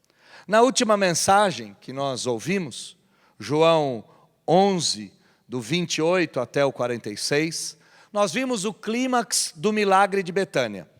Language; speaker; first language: Portuguese; native; Portuguese